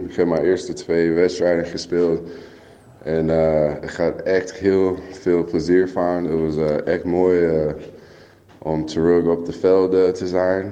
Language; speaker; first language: Dutch; non-native, learner; English